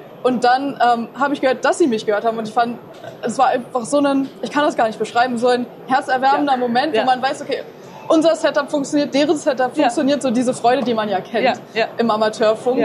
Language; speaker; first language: German; native; German